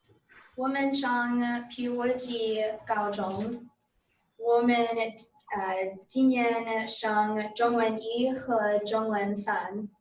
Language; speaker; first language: Chinese; non-native, learner; English